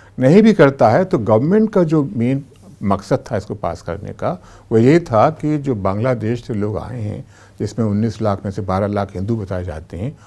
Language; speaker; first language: Hindi; native; Hindi